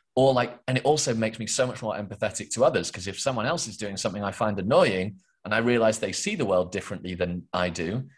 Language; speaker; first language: English; native; English